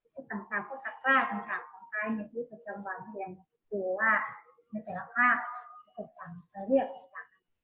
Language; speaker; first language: Thai; native; Thai